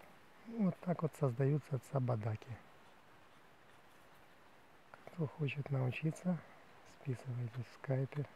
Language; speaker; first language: Russian; native; Russian